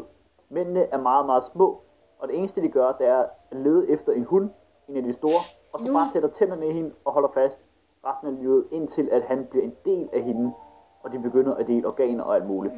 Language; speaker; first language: Danish; native; Danish